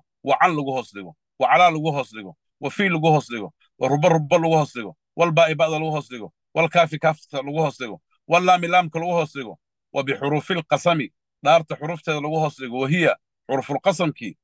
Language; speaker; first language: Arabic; non-native, local second language; Somali